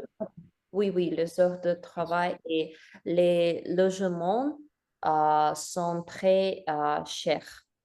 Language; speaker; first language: French; non-native, learner; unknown